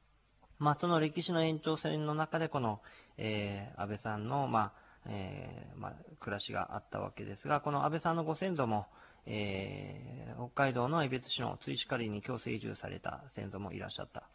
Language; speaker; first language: Japanese; native; Japanese